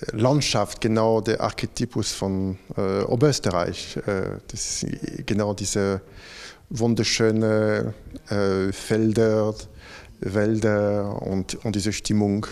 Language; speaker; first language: German; non-native, fluent; French